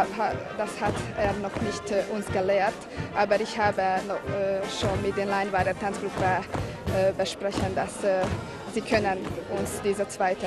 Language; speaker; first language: German; non-native, local second language; Hungarian